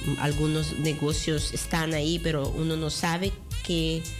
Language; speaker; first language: Spanish; non-native, local second language; Dutch